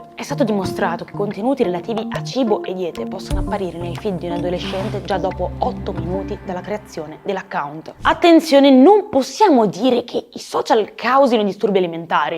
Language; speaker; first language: Italian; native; Italian